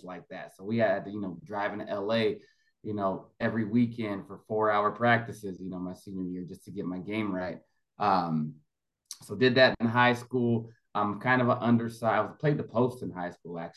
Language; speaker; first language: English; native; English